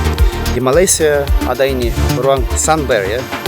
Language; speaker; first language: Indonesian; non-native, learner; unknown